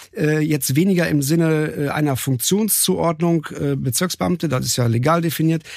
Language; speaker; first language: German; native; German